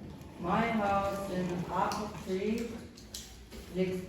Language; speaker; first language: English; non-native, learner; Mongolian